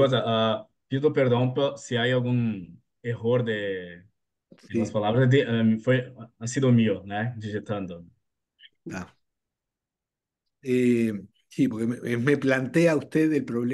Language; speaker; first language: Spanish; non-native, learner; Portuguese